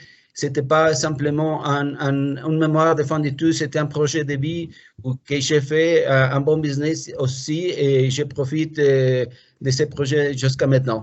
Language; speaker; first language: French; non-native, fluent; Spanish